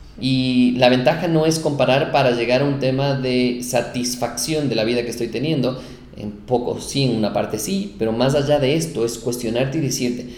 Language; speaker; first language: Spanish; native; Spanish